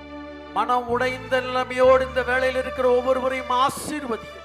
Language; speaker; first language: Tamil; native; Tamil